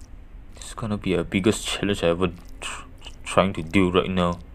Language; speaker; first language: English; non-native, fluent; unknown